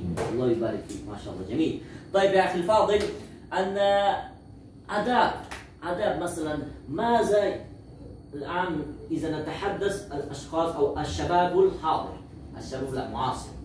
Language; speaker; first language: Arabic; non-native, learner; Uzbek